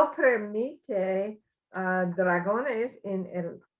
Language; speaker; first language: Spanish; non-native, learner; English